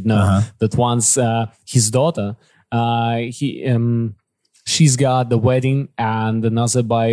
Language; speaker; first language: English; non-native, fluent; Kazakh